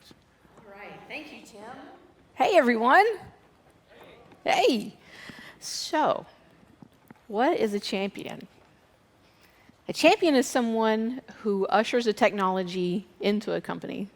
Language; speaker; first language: English; native; English